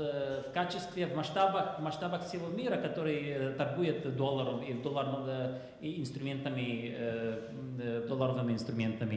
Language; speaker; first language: Russian; non-native, fluent; Czech